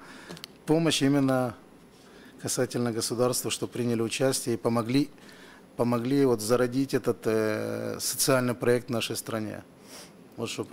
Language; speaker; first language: Russian; native; Russian